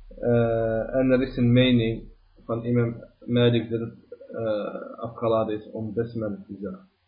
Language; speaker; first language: Dutch; early bilingual, other home language; Arabic